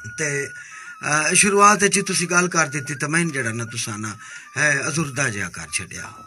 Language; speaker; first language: Punjabi; native; Punjabi